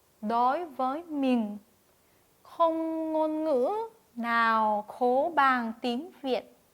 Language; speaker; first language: Vietnamese; non-native, fluent; Korean